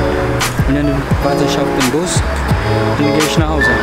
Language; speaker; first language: German; non-native, learner; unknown